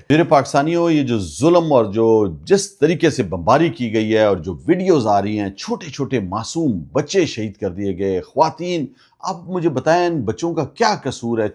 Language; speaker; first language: Urdu; non-native, local second language; Pashto